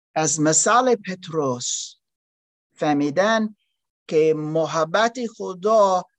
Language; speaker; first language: Persian; non-native, learner; German